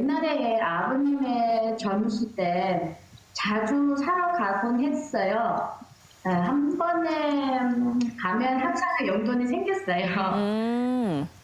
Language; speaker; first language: Korean; non-native, fluent; Vietnamese